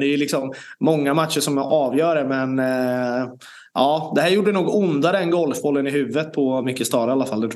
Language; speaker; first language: Swedish; native; Swedish